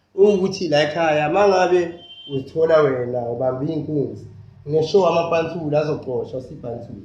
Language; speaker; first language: Zulu; native; Zulu